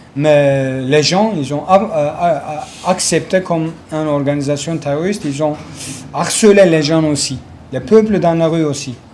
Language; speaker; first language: French; non-native, learner; Kurdish